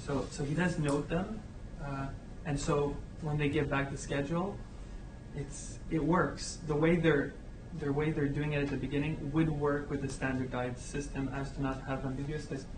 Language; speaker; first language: English; native; English